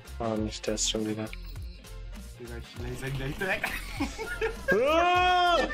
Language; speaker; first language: German; native; German